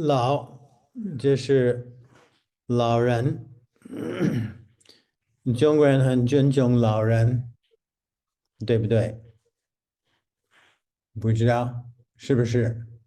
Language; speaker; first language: Chinese; non-native, fluent; English